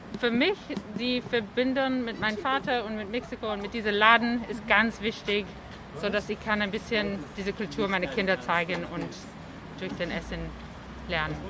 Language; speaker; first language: German; non-native, learner; English